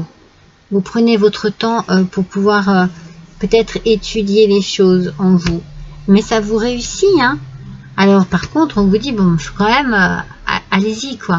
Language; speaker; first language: French; native; French